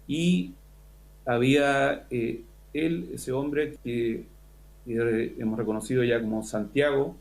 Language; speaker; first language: Spanish; native; Spanish